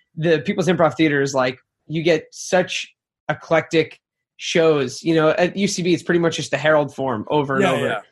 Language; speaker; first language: English; native; English